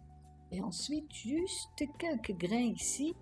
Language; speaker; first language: French; non-native, learner; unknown